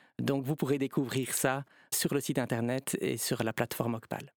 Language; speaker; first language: French; native; French